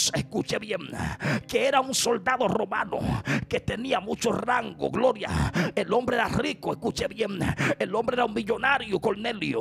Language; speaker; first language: Spanish; native; Spanish